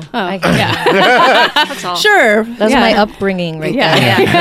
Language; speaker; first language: English; native; English